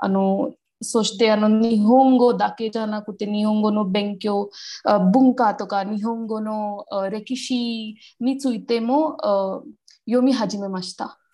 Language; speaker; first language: Japanese; non-native, learner; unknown